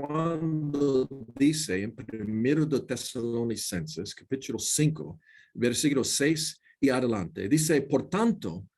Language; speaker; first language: Spanish; non-native, learner; English